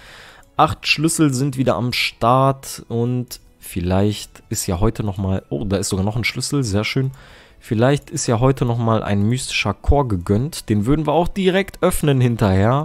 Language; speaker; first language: German; native; German